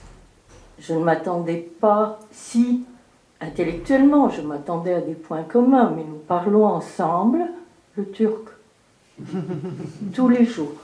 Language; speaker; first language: French; early bilingual, heritage; French